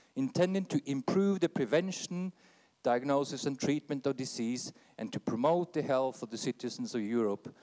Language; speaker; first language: English; non-native, fluent; Norwegian